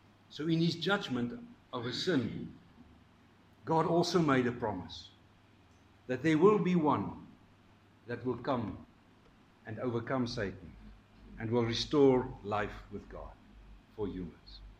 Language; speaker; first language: English; non-native, local second language; Afrikaans